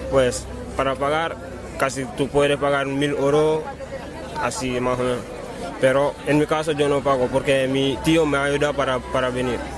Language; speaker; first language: Spanish; non-native, learner; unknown